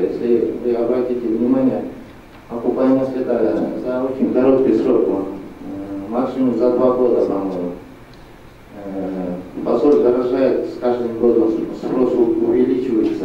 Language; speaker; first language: Russian; non-native, local second language; Kyrgyz